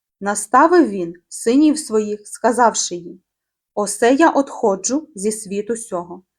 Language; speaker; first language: Ukrainian; native; Ukrainian